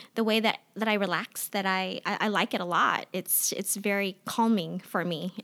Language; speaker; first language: English; non-native, local second language; Filipino